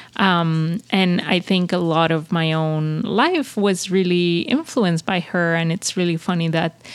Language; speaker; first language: English; non-native, fluent; Spanish